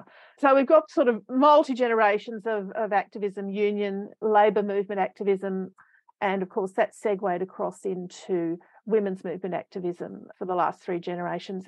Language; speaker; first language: English; native; English